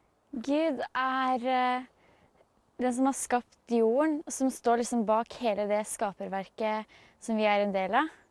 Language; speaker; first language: Norwegian; native; Norwegian